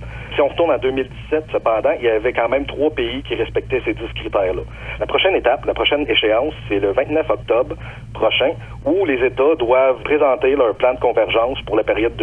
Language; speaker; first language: French; native; French